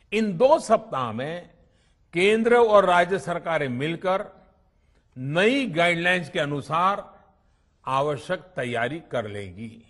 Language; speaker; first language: Hindi; non-native, local second language; Gujarati